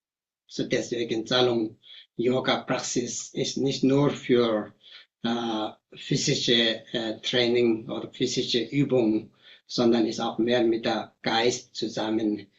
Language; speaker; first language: German; non-native, fluent; Tibetan